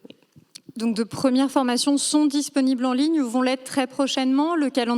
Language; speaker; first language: French; native; French